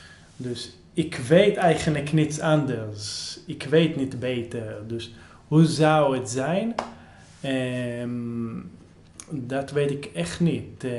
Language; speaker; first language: Dutch; non-native, fluent; Hebrew